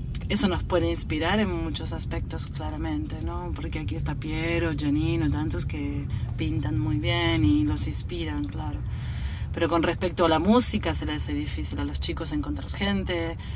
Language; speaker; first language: Spanish; native; Spanish